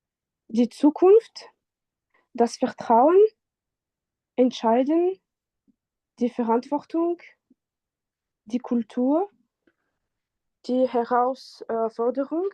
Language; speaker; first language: German; non-native, fluent; French